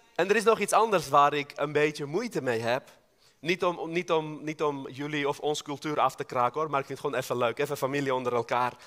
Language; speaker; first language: Dutch; non-native, fluent; Armenian